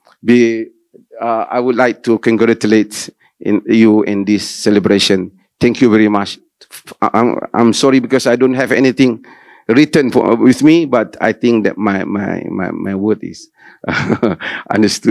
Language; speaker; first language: English; non-native, local second language; Malay